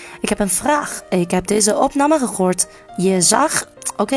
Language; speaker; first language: Dutch; non-native, learner; Chinese